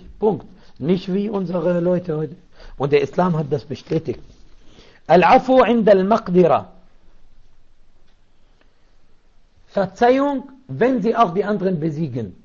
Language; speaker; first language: German; non-native, fluent; Arabic